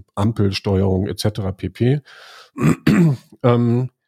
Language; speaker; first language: German; native; German